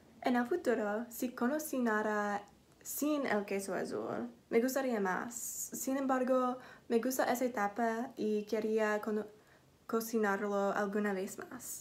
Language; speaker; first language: Spanish; non-native, learner; English